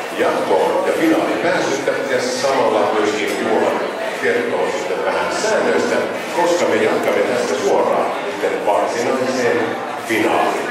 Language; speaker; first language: Finnish; native; Finnish